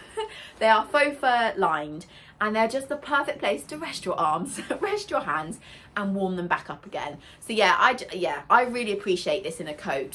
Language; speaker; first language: English; native; English